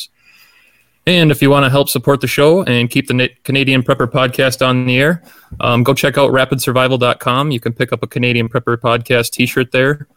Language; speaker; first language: English; native; English